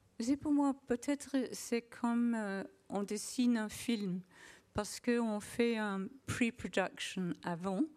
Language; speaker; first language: French; non-native, learner; English